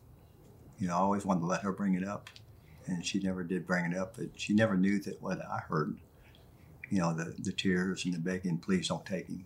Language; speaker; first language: English; native; English